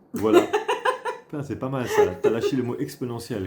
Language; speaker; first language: French; native; French